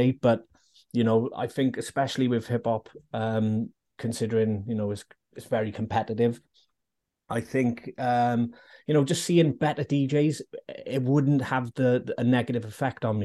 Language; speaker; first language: English; native; English